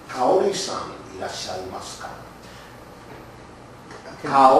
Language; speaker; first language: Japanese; non-native, fluent; English